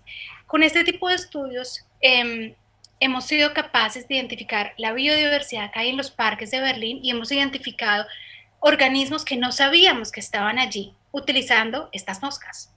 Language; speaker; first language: Spanish; native; Spanish